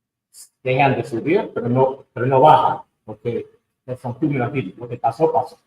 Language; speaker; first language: Spanish; non-native, fluent; English